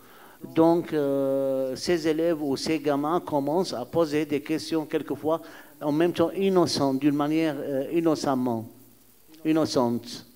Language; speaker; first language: French; non-native, fluent; Arabic